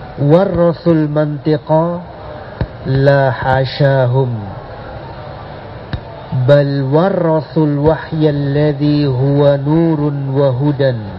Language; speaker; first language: Arabic; non-native, fluent; Indonesian